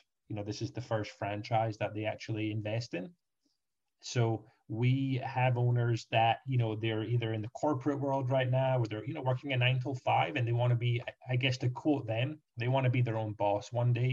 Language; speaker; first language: English; native; English